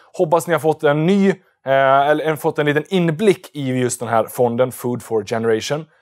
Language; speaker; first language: Swedish; native; Swedish